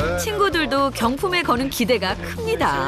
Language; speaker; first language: Korean; native; Korean